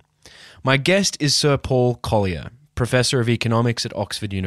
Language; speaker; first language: English; native; English